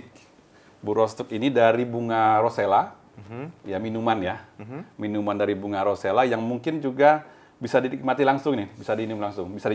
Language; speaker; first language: Indonesian; native; Indonesian